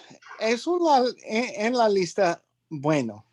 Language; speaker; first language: Spanish; non-native, learner; English